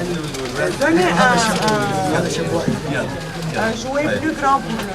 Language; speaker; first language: French; non-native, local second language; Arabic